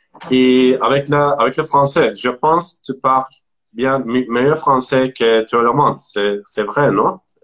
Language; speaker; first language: French; non-native, learner; Turkish